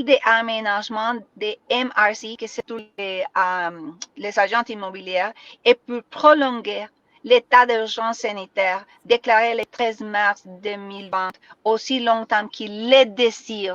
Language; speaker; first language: French; non-native, learner; Spanish